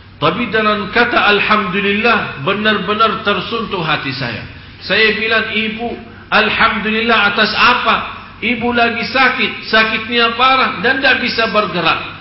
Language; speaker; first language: Indonesian; non-native, fluent; Arabic